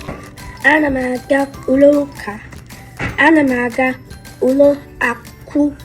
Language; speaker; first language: Igbo; non-native, learner; English